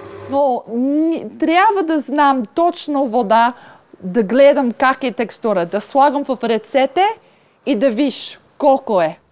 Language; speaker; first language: Bulgarian; non-native, learner; English